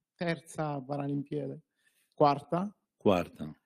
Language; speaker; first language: Italian; native; Italian